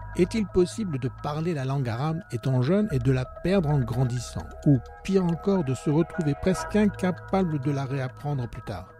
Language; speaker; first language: French; native; French